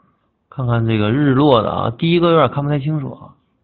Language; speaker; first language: Chinese; native; Chinese